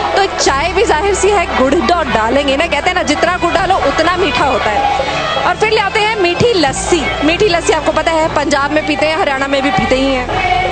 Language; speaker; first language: Hindi; native; Hindi